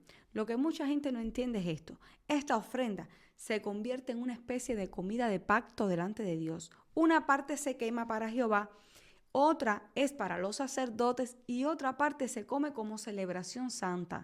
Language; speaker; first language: Spanish; native; Spanish